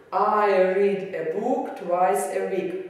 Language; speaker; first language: English; non-native, learner; Russian